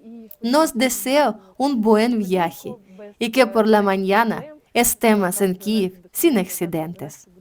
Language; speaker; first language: Spanish; non-native, learner; Ukrainian